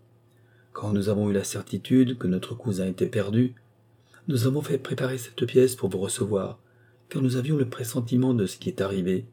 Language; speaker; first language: French; native; French